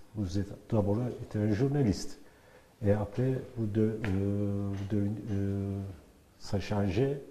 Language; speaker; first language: French; non-native, learner; Turkish